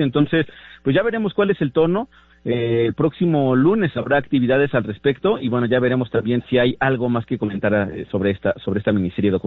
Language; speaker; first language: Spanish; native; Spanish